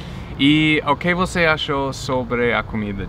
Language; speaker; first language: Portuguese; non-native, fluent; English